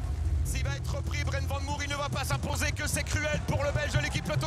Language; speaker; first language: French; native; French